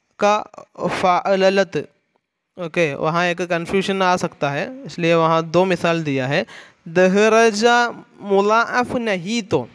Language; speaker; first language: Urdu; non-native, fluent; Malayalam